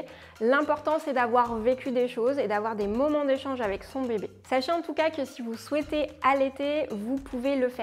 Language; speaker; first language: French; native; French